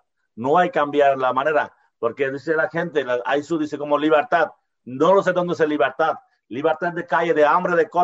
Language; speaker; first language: Spanish; non-native, learner; Bangla